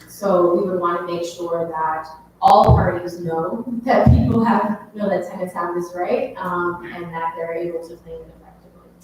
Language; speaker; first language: English; native; English